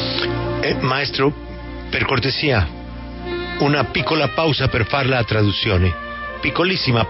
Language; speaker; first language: Italian; non-native, learner; Spanish